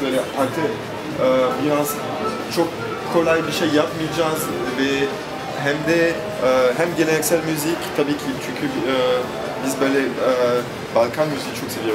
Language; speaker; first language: Turkish; non-native, fluent; French